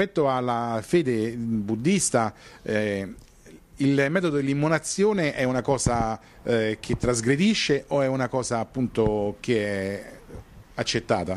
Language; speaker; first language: Italian; native; Italian